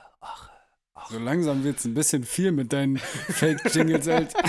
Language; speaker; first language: German; native; German